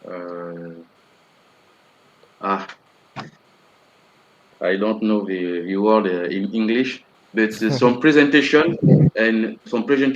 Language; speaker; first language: English; non-native, learner; French